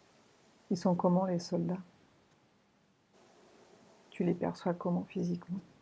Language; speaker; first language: French; native; French